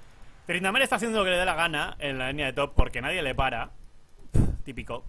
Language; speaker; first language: Spanish; native; Spanish